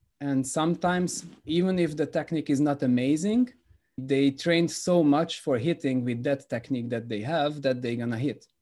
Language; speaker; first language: English; non-native, fluent; Hungarian